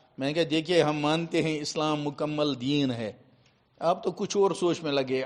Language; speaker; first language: Urdu; non-native, local second language; Kashmiri